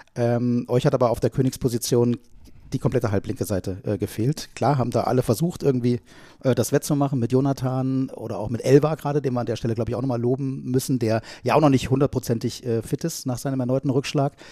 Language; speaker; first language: German; native; German